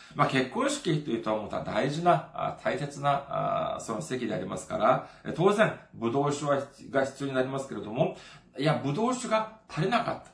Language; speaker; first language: Japanese; non-native, fluent; Korean